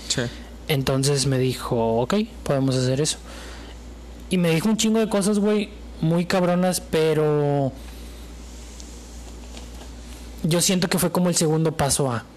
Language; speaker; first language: Spanish; native; Spanish